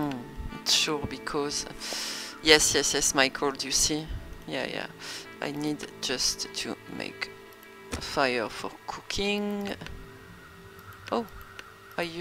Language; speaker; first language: English; non-native, learner; French